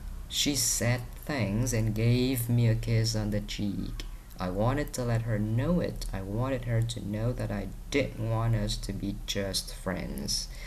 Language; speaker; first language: English; non-native, fluent; Vietnamese